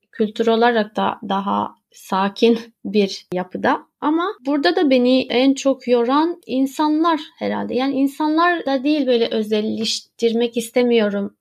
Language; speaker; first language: Turkish; early bilingual, heritage; Turkish